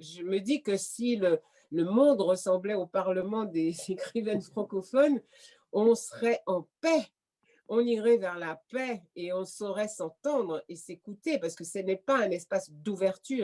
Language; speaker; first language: French; native; French